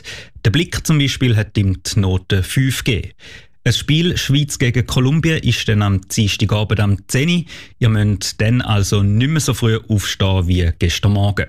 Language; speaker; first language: German; native; German